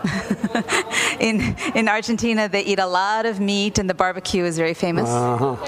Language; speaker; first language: English; non-native, fluent; Spanish